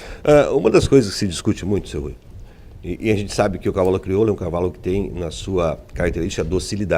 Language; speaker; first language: Portuguese; native; Portuguese